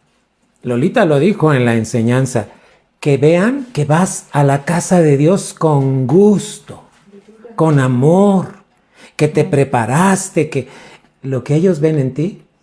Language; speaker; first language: Spanish; native; Spanish